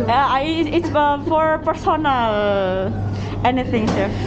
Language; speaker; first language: English; non-native, learner; Indonesian